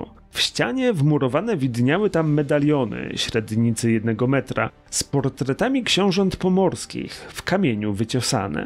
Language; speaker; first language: Polish; native; Polish